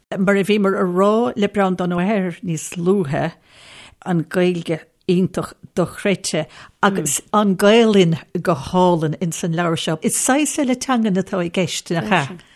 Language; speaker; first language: Irish; native; Irish